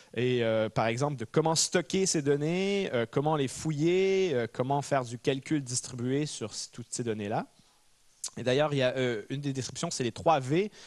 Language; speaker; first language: French; native; French